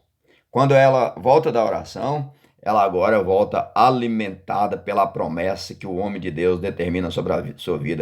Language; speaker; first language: Portuguese; native; Portuguese